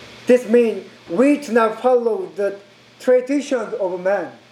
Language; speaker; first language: English; non-native, learner; Korean